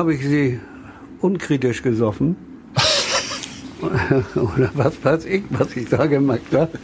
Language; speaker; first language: German; native; German